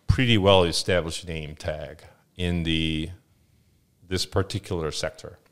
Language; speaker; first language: English; non-native, fluent; Korean